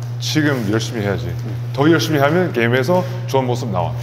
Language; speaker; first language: Korean; non-native, learner; English